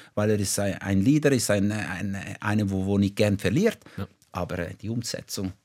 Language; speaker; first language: German; non-native, local second language; Italian